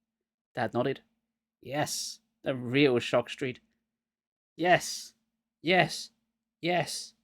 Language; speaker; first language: English; native; English